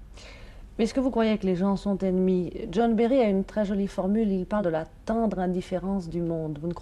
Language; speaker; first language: French; native; French